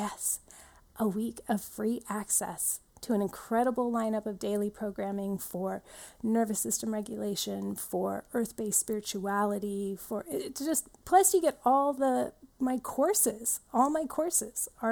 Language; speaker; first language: English; native; English